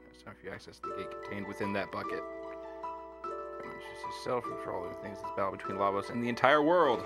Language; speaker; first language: English; native; English